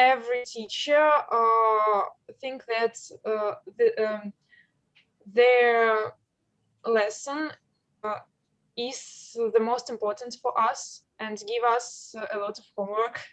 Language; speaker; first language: English; non-native, learner; Russian